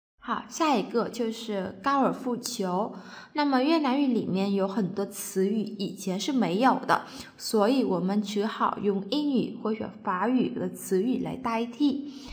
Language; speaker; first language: Chinese; non-native, fluent; Vietnamese